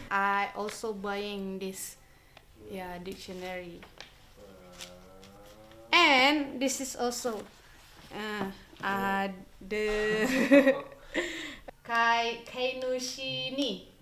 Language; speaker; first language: English; non-native, learner; Indonesian